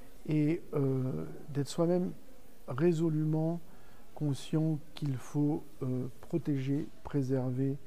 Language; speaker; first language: French; native; French